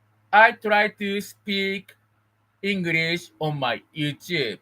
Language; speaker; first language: English; non-native, learner; Japanese